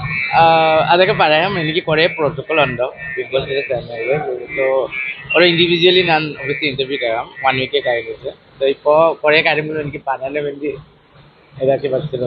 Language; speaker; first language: Malayalam; non-native, local second language; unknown